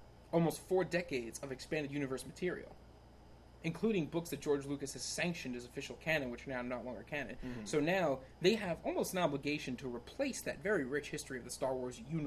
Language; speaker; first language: English; native; English